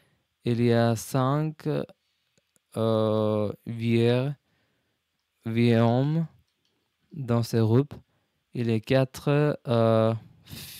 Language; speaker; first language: French; non-native, learner; English